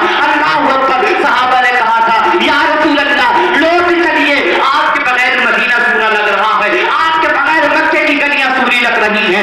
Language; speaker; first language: Urdu; native; Urdu